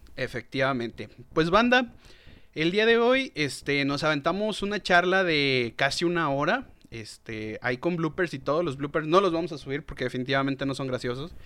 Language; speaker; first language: Spanish; native; Spanish